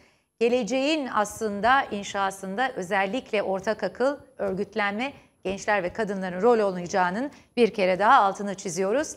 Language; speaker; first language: Turkish; native; Turkish